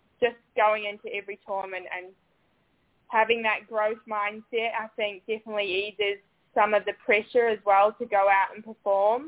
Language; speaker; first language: English; native; English